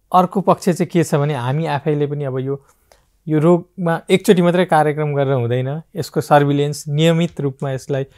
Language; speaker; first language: Nepali; native; Nepali